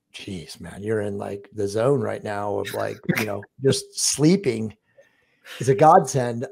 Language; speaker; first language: English; native; English